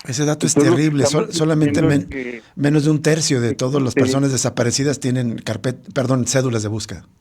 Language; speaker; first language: Spanish; native; Spanish